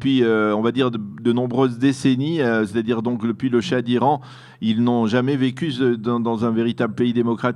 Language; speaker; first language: French; native; French